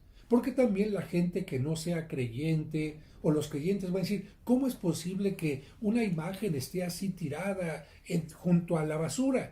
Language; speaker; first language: Spanish; native; Spanish